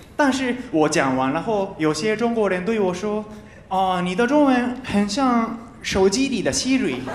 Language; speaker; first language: Chinese; non-native, fluent; Japanese